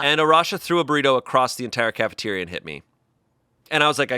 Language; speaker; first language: English; native; English